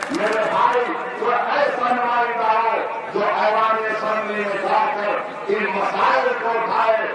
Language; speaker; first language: Urdu; native; Urdu